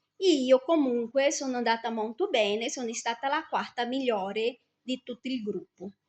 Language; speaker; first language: Italian; non-native, fluent; Portuguese